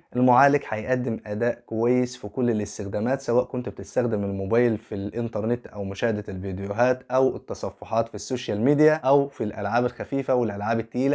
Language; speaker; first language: Arabic; native; Arabic